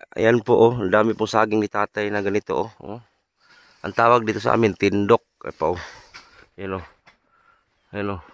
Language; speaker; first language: Filipino; non-native, local second language; Cebuano